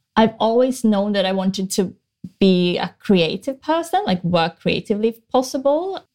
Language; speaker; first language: English; non-native, fluent; Swedish